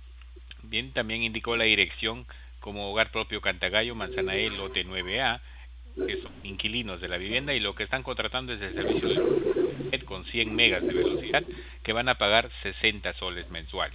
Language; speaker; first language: Spanish; native; Spanish